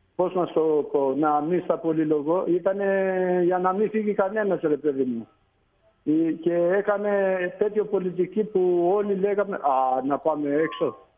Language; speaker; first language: Greek; non-native, fluent; Albanian